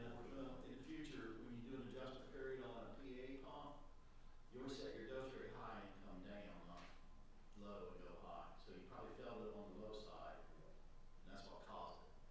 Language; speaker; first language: English; native; English